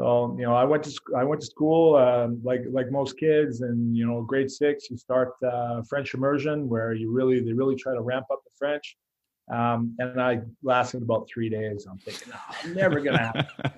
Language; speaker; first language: English; native; English